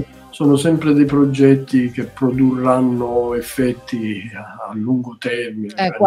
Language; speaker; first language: Italian; native; Italian